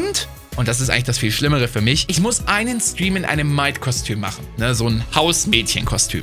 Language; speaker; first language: German; native; German